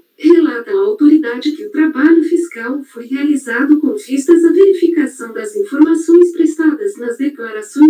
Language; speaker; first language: Portuguese; native; Portuguese